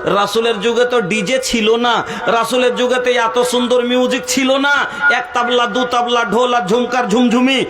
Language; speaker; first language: Bangla; non-native, local second language; Bhojpuri